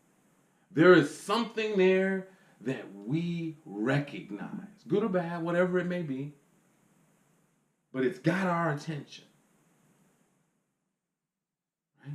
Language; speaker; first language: English; native; English